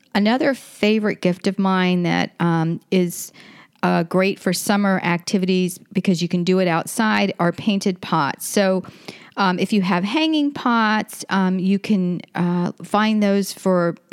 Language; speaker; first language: English; native; English